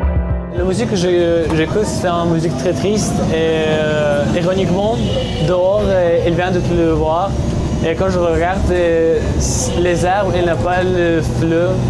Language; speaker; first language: French; non-native, learner; Tajik